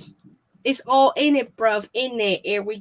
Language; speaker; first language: English; native; English